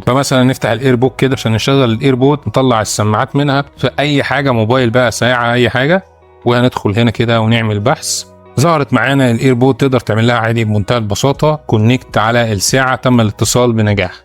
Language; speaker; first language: Arabic; native; Arabic